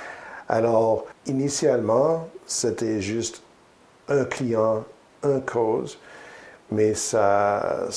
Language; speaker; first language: French; non-native, learner; English